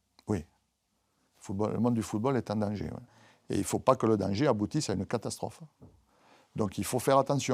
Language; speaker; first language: French; native; French